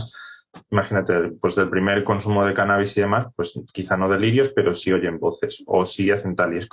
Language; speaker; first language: Spanish; native; Spanish